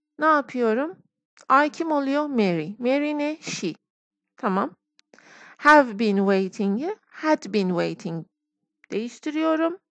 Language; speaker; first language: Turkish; non-native, fluent; Persian